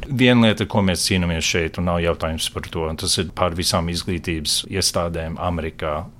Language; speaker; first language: Latvian; early bilingual, heritage; Latvian